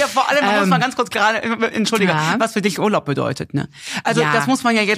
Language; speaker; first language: German; native; German